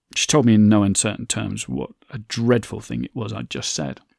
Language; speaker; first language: English; native; English